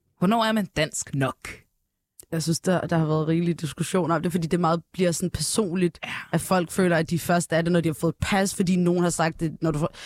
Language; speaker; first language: Danish; early bilingual, other home language; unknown